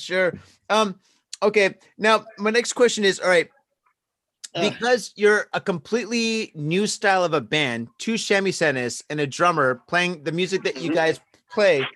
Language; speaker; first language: English; native; English